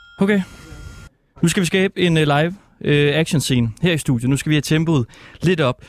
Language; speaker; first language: Danish; native; Danish